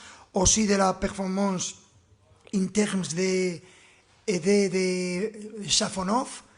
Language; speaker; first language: French; non-native, fluent; Spanish